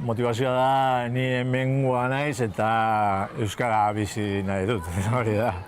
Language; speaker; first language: Basque; non-native, local second language; Spanish